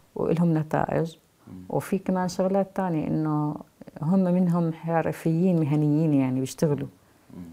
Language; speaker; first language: Arabic; native; Arabic